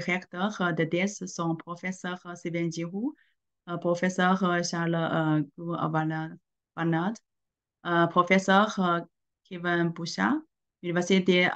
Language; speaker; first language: French; non-native, learner; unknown